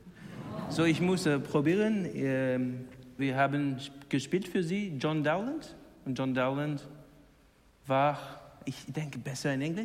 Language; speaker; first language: German; non-native, learner; English